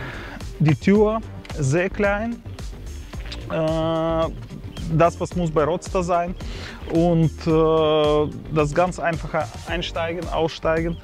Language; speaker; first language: German; non-native, fluent; Russian